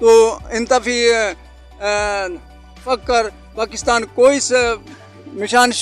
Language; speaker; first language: Arabic; non-native, learner; Urdu